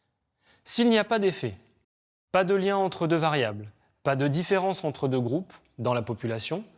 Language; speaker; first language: French; native; French